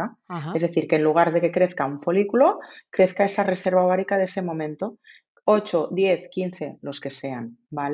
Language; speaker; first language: Spanish; native; Spanish